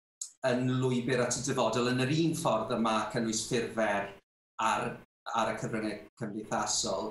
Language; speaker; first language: Welsh; native; Welsh